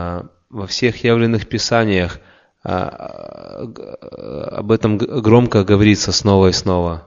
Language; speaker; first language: Russian; native; Russian